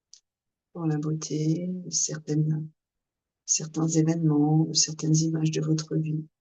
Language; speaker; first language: French; native; French